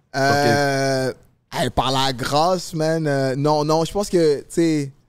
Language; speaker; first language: French; native; French